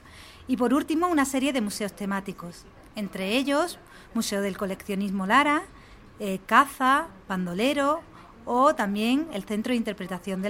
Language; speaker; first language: Spanish; native; Spanish